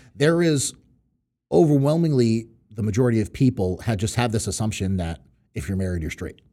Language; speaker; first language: English; native; English